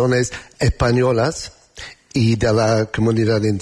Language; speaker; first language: Spanish; non-native, learner; English